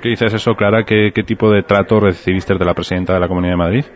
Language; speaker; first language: Spanish; native; Spanish